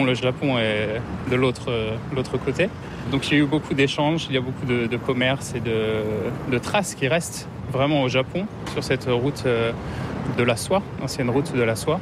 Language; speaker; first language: French; native; French